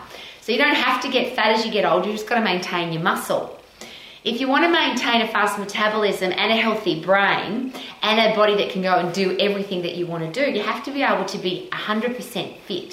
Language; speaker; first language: English; native; English